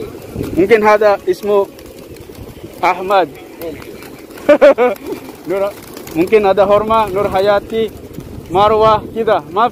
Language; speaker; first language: Arabic; non-native, learner; Javanese